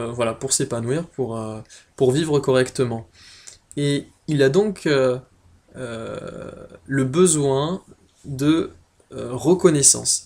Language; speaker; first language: French; native; French